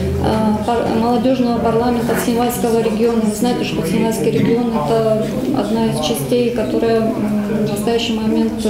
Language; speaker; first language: Russian; native; Russian